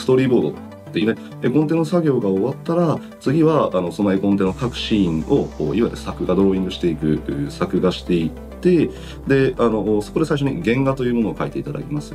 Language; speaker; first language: Japanese; native; Japanese